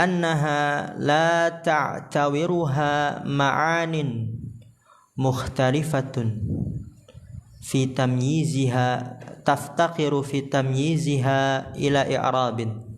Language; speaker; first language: Arabic; non-native, fluent; Indonesian